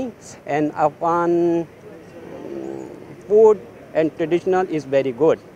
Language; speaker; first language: English; non-native, learner; Korean